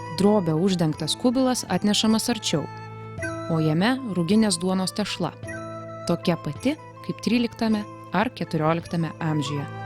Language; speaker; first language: Lithuanian; native; Lithuanian